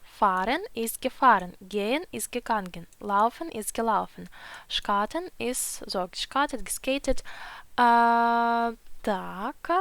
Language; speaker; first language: German; non-native, fluent; Ukrainian